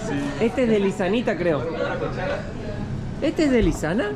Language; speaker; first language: Spanish; native; Spanish